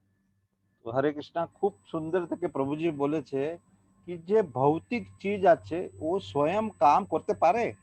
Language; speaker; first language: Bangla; non-native, learner; Hindi